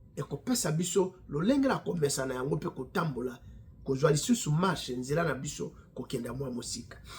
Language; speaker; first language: Lingala; native; Lingala